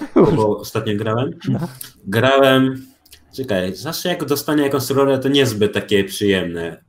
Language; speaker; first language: Polish; early bilingual, other home language; Japanese